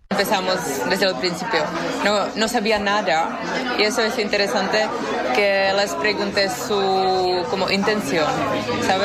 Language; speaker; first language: Spanish; non-native, fluent; Czech